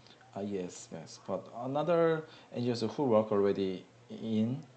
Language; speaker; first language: English; non-native, learner; Korean